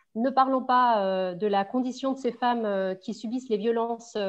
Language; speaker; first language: French; native; French